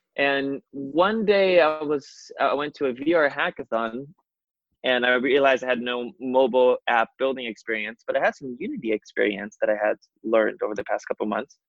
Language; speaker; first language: English; non-native, fluent; Portuguese